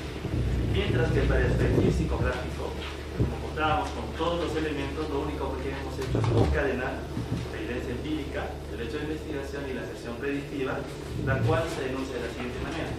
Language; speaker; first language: Spanish; native; Spanish